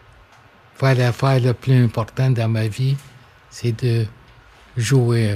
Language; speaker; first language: French; non-native, local second language; English